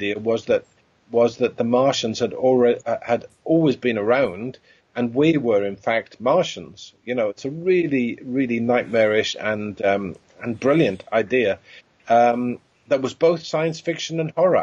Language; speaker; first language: English; native; English